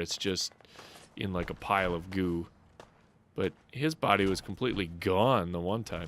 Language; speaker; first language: English; native; English